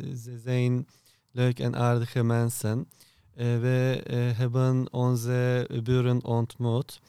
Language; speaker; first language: Dutch; non-native, learner; Turkish